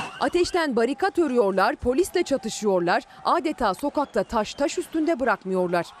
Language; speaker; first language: Turkish; native; Turkish